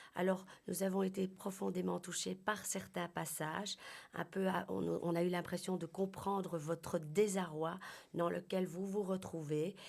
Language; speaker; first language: French; native; French